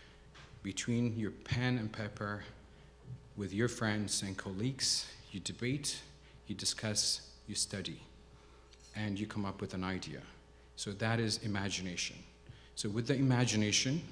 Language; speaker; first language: English; non-native, local second language; Amharic